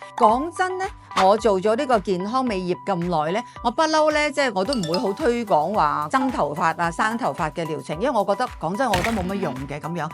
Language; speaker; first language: Cantonese; native; Cantonese